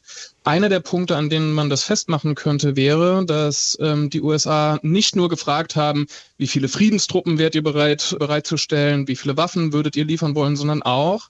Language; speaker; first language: German; native; German